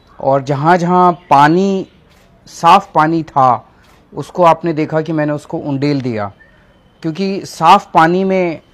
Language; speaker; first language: Hindi; native; Hindi